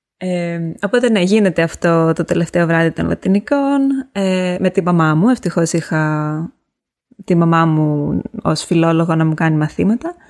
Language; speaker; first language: Greek; native; Greek